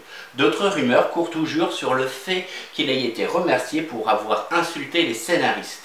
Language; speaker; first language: French; native; French